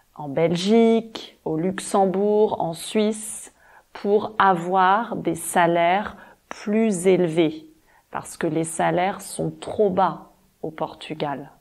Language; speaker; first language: French; native; French